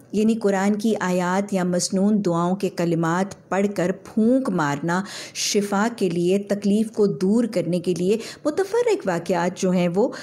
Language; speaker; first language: Urdu; native; Urdu